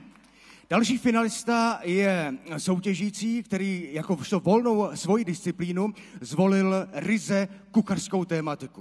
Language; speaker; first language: Czech; native; Czech